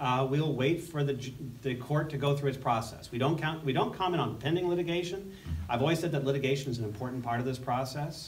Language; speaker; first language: English; native; English